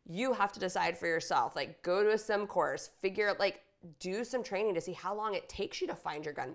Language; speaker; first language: English; native; English